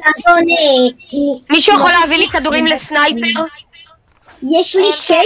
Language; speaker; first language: Hebrew; native; Hebrew